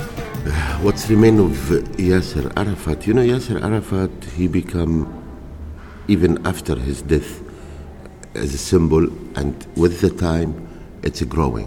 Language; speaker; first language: English; non-native, fluent; Arabic